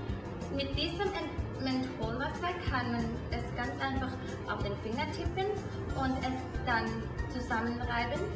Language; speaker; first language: German; non-native, fluent; Thai